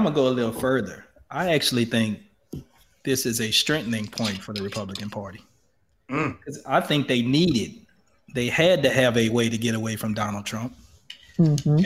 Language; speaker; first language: English; native; English